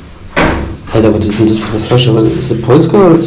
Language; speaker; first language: German; native; German